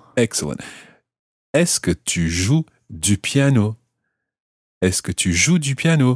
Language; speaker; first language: French; non-native, fluent; English